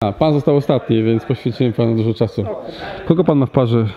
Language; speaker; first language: Polish; native; Polish